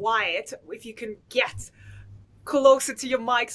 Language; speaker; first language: English; non-native, fluent; Russian